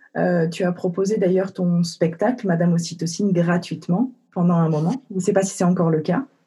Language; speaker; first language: French; native; French